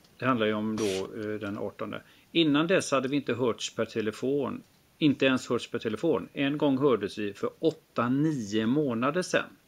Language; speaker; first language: Swedish; native; Swedish